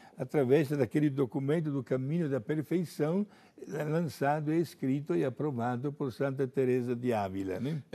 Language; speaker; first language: Portuguese; non-native, fluent; Italian